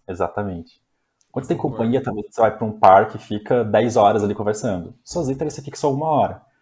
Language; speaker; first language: Portuguese; native; Portuguese